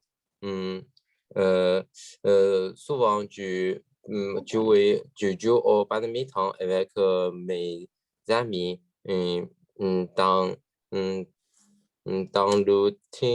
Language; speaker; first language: French; non-native, learner; Chinese